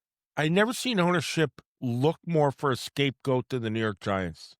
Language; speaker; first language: English; native; English